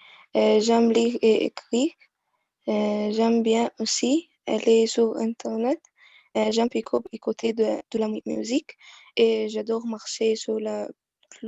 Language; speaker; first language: French; non-native, learner; Arabic